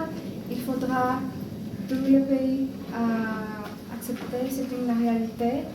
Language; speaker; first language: French; non-native, learner; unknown